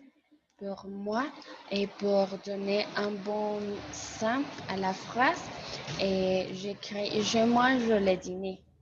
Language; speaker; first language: French; non-native, learner; Spanish